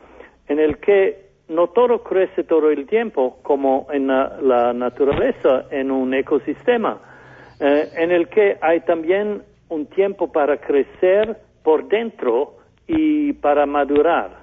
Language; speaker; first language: Spanish; non-native, fluent; German